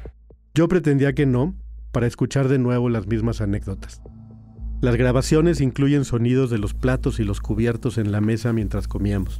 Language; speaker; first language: Spanish; native; Spanish